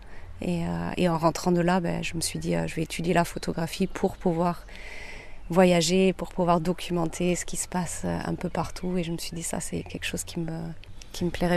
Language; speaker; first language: French; native; French